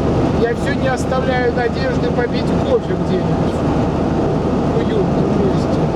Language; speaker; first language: Russian; native; Russian